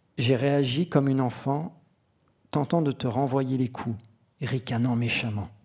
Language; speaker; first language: French; native; French